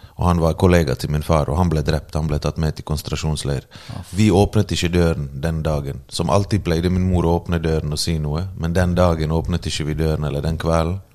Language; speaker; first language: Norwegian; early bilingual, other home language; Bosnian